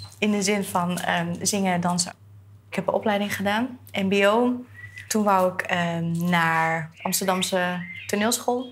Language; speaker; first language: Dutch; native; Dutch